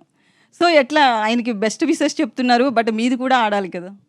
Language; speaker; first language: Telugu; native; Telugu